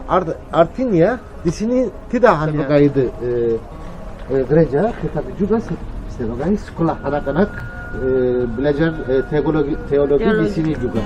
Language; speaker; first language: Indonesian; non-native, learner; Turkish